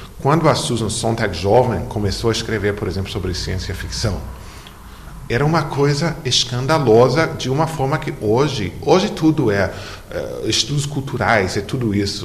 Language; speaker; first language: Portuguese; non-native, fluent; English